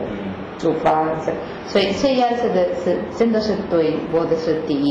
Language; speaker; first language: Chinese; non-native, learner; Spanish